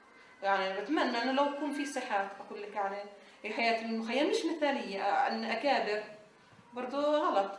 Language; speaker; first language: Arabic; native; Arabic